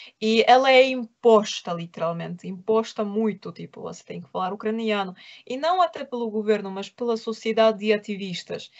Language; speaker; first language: Portuguese; non-native, fluent; Ukrainian